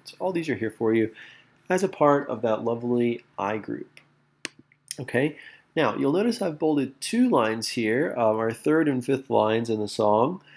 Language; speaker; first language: English; native; English